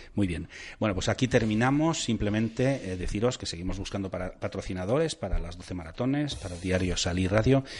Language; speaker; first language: Spanish; native; Spanish